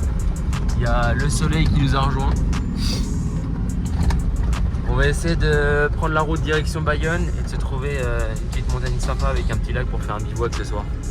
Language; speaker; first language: French; native; French